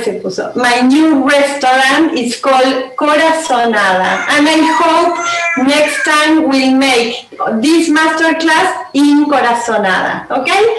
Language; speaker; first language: English; non-native, learner; Spanish